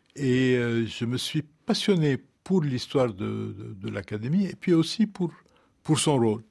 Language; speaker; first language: French; non-native, local second language; Arabic